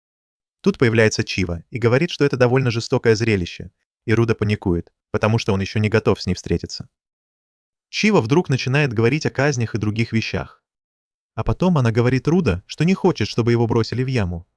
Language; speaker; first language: Russian; native; Russian